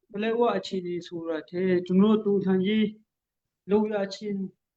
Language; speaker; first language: Burmese; non-native, local second language; Hakha Chin